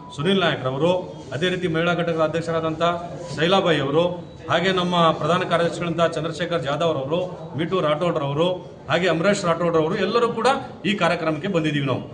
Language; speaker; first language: Kannada; non-native, local second language; Lambadi